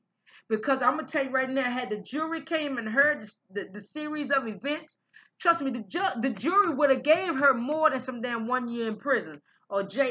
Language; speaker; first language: English; native; English